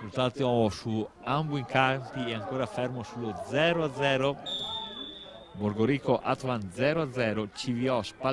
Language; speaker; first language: Italian; native; Italian